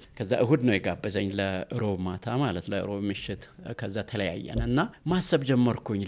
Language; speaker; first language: Amharic; non-native, local second language; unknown